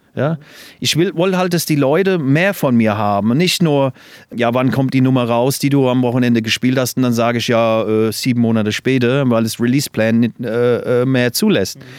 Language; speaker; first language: German; non-native, fluent; English